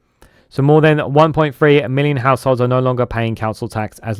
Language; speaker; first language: English; native; English